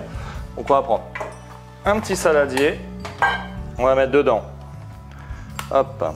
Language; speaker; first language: French; native; French